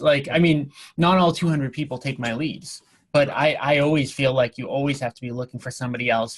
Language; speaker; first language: English; native; English